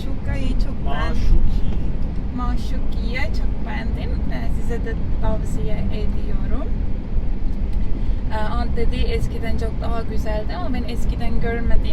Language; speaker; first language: Turkish; non-native, learner; Estonian